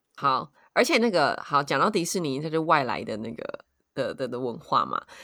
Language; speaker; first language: Chinese; native; Chinese